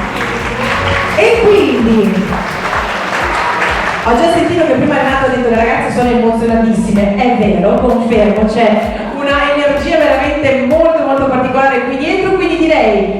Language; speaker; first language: Italian; native; Italian